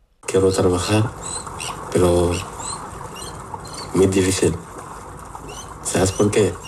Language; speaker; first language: Spanish; non-native, learner; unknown